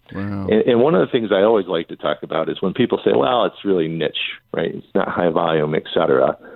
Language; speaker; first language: English; native; English